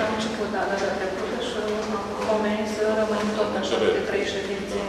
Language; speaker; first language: Romanian; native; Romanian